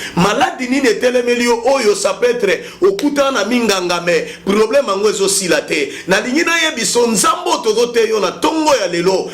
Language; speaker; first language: Lingala; native; Lingala